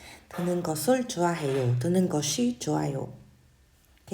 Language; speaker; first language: Korean; non-native, fluent; Portuguese